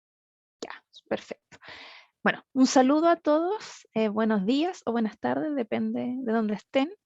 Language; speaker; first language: Spanish; native; Spanish